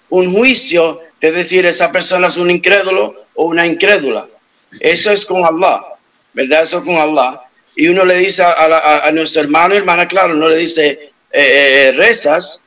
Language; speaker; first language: Spanish; native; Spanish